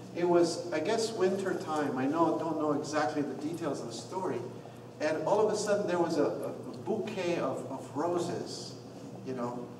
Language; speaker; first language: English; non-native, fluent; Arabic